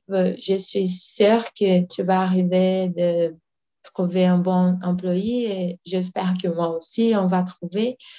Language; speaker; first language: French; non-native, learner; Portuguese